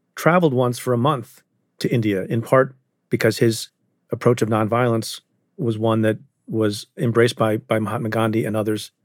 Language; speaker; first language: English; early bilingual, other home language; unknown